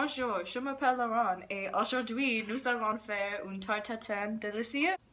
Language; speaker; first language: French; non-native, learner; English